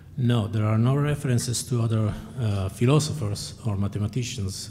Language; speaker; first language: English; non-native, fluent; Italian